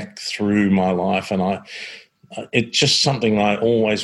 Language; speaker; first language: English; native; English